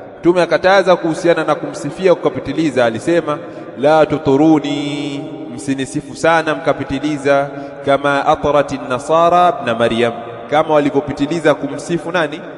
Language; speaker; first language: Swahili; native; Swahili